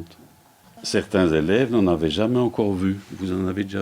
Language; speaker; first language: French; native; French